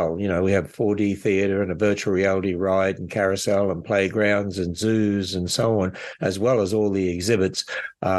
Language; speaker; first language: English; native; English